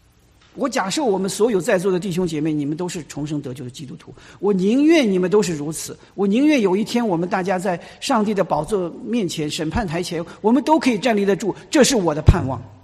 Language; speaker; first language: Chinese; native; Chinese